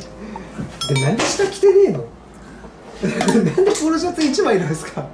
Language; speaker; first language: Japanese; native; Japanese